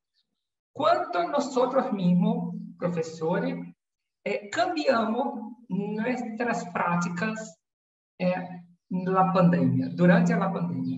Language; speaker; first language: Spanish; non-native, learner; Portuguese